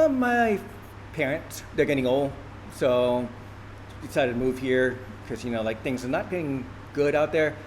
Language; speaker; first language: English; early bilingual, other home language; Thai